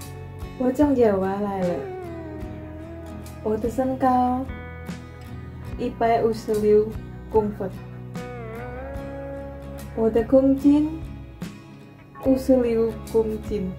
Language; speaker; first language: Chinese; non-native, learner; Indonesian